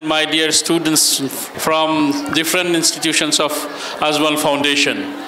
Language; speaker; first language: English; non-native, local second language; Assamese